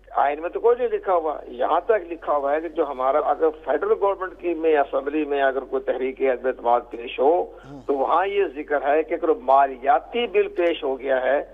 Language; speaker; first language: Urdu; native; Urdu